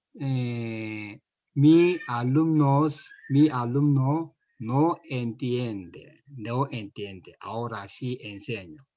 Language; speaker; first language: Spanish; non-native, learner; Korean